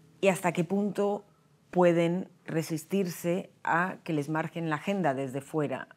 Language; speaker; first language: Spanish; native; Spanish